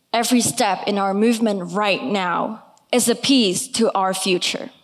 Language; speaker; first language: English; non-native, local second language; Cantonese